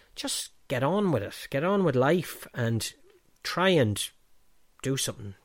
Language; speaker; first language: English; native; English